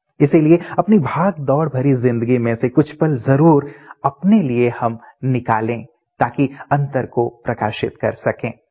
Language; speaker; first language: Hindi; native; Hindi